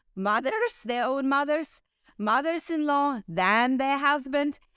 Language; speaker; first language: English; non-native, fluent; Ukrainian